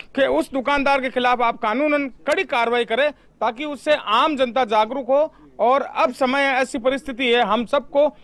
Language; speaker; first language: Hindi; native; Hindi